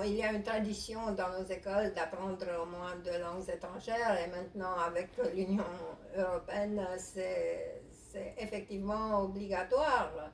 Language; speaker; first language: French; non-native, fluent; Romanian